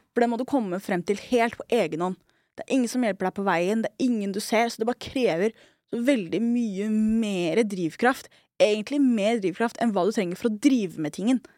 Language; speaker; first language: Norwegian; early bilingual, other home language; Somali